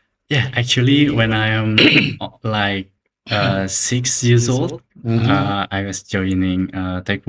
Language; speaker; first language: English; non-native, learner; Indonesian